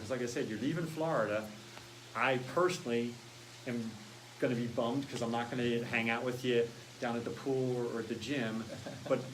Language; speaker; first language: English; native; English